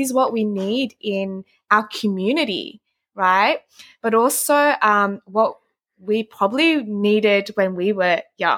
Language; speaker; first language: English; non-native, local second language; Vietnamese